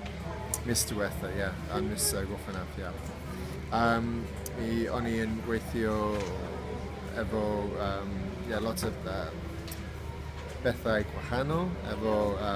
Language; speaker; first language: Welsh; non-native, learner; English